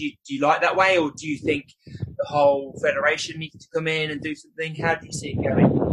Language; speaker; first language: English; native; English